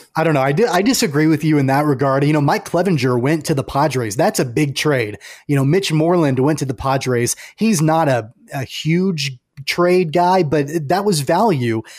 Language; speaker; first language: English; native; English